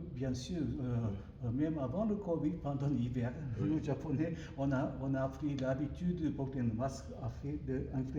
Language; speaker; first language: French; non-native, learner; Japanese